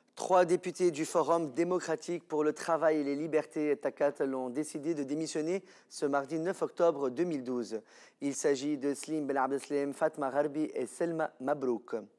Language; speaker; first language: French; non-native, local second language; Arabic